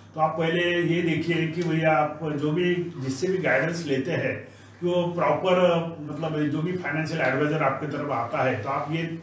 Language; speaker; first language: Hindi; non-native, local second language; Marathi